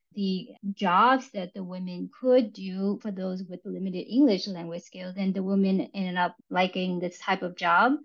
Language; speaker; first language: English; early bilingual, other home language; Vietnamese